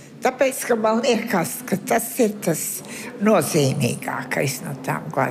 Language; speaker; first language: Latvian; early bilingual, heritage; Latvian